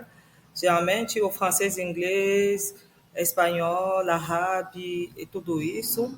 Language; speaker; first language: Portuguese; non-native, fluent; French